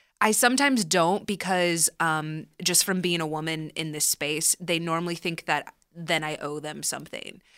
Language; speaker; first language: English; early bilingual, other home language; Spanish